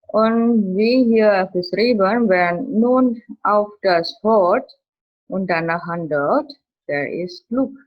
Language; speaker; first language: German; non-native, learner; Indonesian